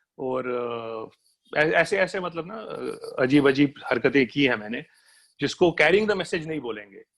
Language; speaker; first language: Hindi; non-native, local second language; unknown